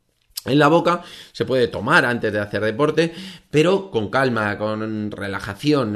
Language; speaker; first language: Spanish; native; Spanish